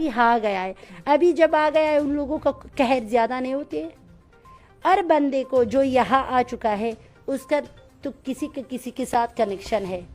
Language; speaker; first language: Hindi; non-native, fluent; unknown